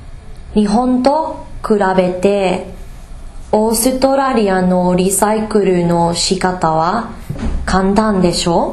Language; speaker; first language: Japanese; non-native, learner; English